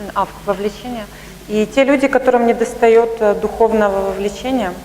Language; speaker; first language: Russian; native; Russian